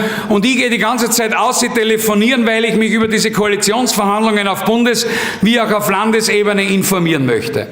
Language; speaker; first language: German; native; German